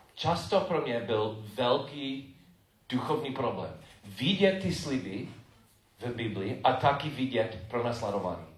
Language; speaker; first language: Czech; non-native, fluent; English